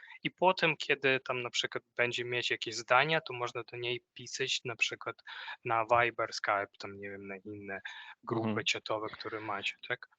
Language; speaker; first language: Polish; non-native, fluent; Ukrainian